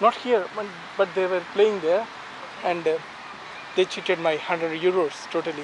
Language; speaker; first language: English; non-native, local second language; Telugu